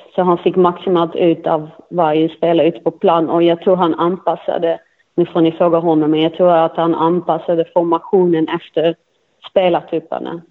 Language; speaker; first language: Swedish; non-native, fluent; Dutch